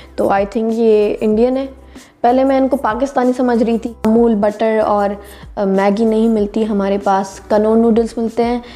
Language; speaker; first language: Urdu; native; Urdu